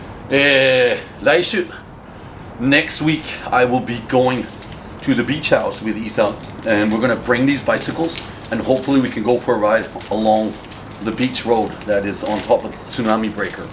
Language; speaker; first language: English; native; English